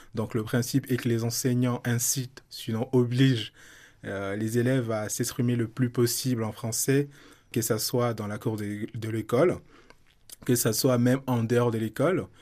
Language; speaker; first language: French; non-native, local second language; Soninke